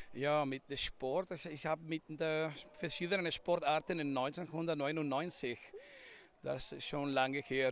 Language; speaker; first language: German; non-native, fluent; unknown